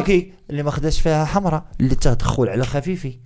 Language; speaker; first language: Arabic; native; Arabic